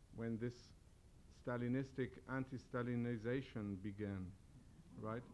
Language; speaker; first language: English; non-native, learner; German